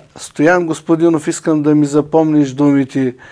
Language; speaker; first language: Bulgarian; native; Bulgarian